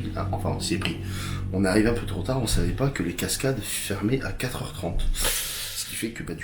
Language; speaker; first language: French; native; French